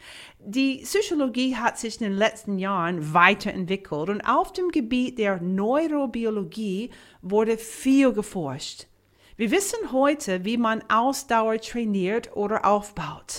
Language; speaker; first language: German; non-native, fluent; English